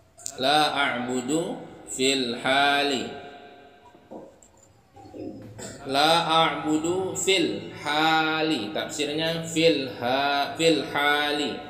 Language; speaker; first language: Arabic; non-native, fluent; Indonesian